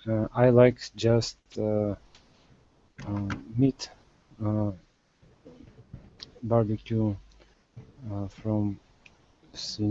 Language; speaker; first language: English; non-native, learner; Russian